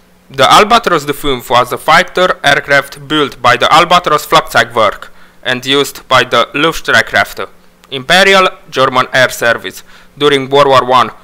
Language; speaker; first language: English; non-native, fluent; Romanian